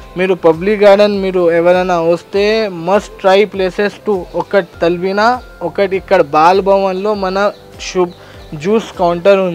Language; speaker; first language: Telugu; non-native, local second language; Urdu